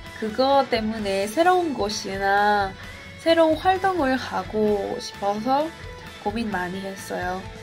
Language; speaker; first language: Korean; non-native, fluent; Spanish